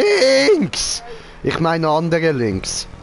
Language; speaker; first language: German; native; German